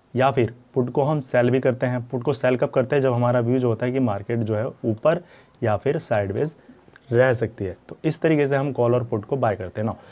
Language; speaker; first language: Hindi; native; Hindi